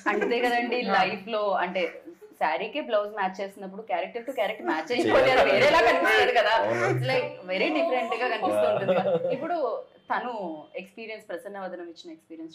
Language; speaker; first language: Telugu; native; Telugu